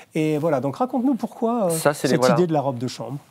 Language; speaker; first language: French; native; French